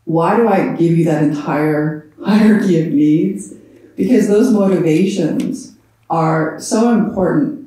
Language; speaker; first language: English; native; English